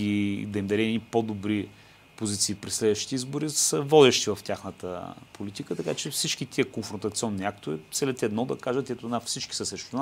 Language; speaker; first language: Bulgarian; native; Bulgarian